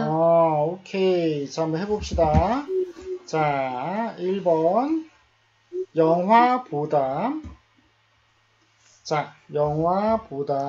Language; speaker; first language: Korean; non-native, fluent; Indonesian